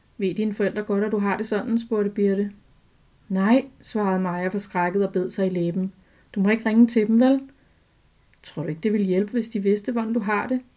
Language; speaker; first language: Danish; native; Danish